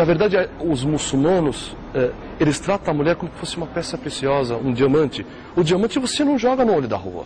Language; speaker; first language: Portuguese; non-native, fluent; Arabic